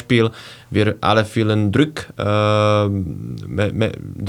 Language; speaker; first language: German; non-native, learner; Czech